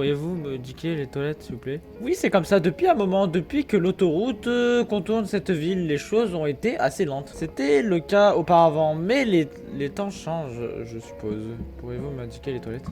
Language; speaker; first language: French; native; French